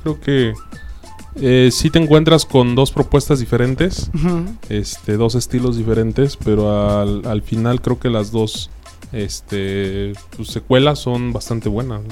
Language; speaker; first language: Spanish; native; Spanish